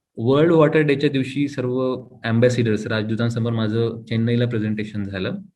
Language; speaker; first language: Marathi; native; Marathi